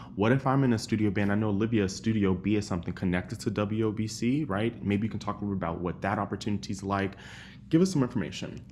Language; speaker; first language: English; native; English